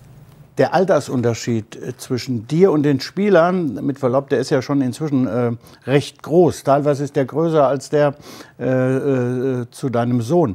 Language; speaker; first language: German; native; German